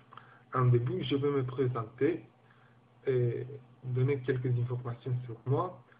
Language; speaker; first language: French; non-native, learner; Romanian